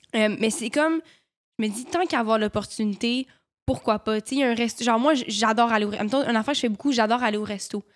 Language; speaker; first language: French; native; French